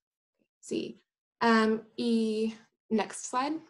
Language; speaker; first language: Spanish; non-native, fluent; English